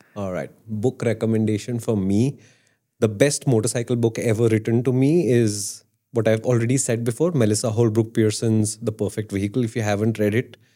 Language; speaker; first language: English; non-native, local second language; Hindi